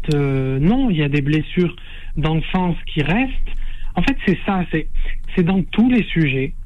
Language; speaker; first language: French; non-native, local second language; Arabic